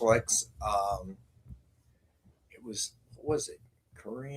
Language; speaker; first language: English; native; English